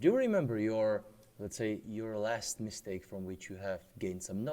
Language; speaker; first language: English; non-native, fluent; Czech